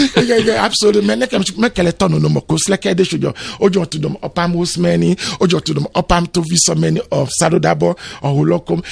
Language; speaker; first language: Hungarian; non-native, learner; Yoruba